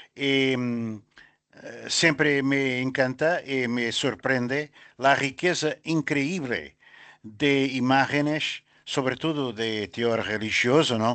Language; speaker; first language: Spanish; non-native, learner; Portuguese